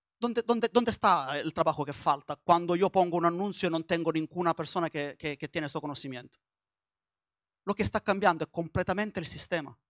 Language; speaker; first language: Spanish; non-native, learner; Italian